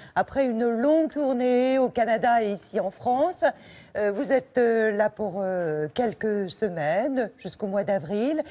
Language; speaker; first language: French; native; French